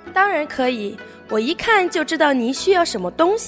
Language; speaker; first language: Chinese; native; Chinese